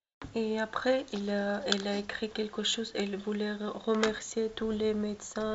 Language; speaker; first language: French; non-native, learner; Russian